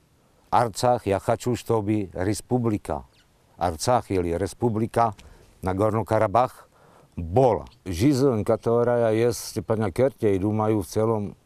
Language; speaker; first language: Russian; non-native, learner; Slovak